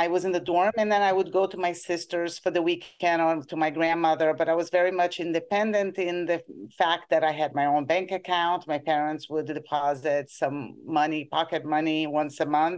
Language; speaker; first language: English; non-native, fluent; Portuguese